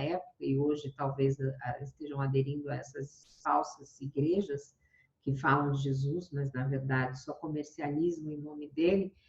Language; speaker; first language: Portuguese; native; Portuguese